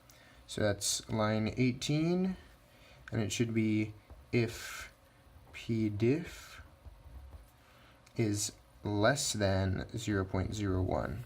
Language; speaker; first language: English; native; English